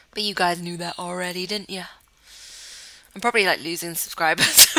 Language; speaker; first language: English; native; English